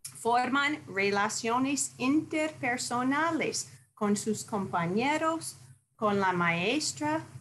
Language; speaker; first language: Spanish; non-native, fluent; English